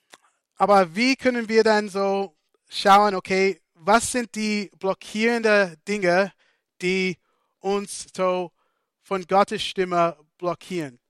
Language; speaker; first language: German; non-native, fluent; English